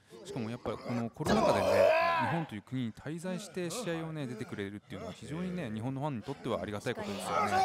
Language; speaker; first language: Japanese; native; Japanese